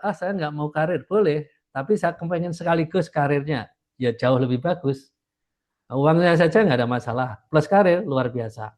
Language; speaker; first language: Indonesian; native; Indonesian